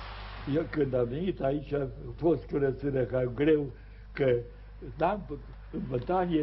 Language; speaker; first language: Romanian; non-native, local second language; Serbian